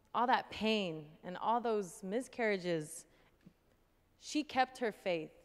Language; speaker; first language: English; native; English